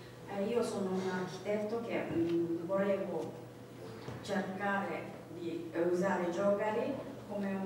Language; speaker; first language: Italian; non-native, fluent; Japanese